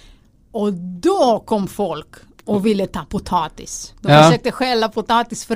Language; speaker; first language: Swedish; non-native, fluent; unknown